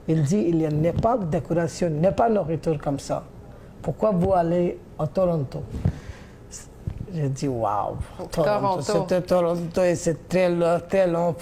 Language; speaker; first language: French; non-native, learner; Bangla